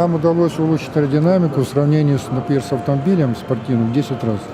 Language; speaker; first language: Russian; native; Russian